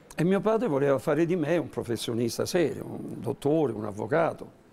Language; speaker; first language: Italian; native; Italian